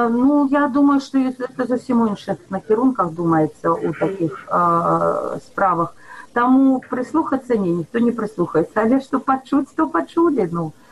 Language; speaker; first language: Belarusian; native; Belarusian